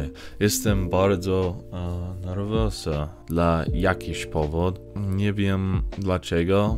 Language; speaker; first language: Polish; non-native, learner; English